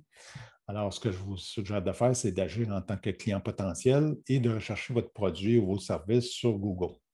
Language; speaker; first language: French; native; French